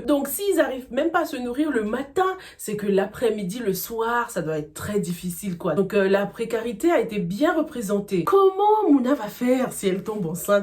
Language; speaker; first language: French; native; French